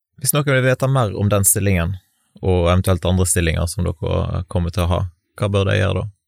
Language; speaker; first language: Norwegian; native; Norwegian